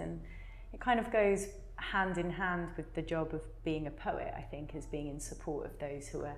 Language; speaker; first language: English; native; English